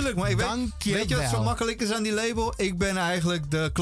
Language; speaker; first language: Dutch; native; Dutch